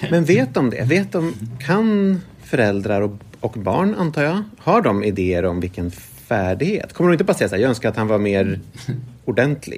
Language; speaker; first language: Swedish; native; Swedish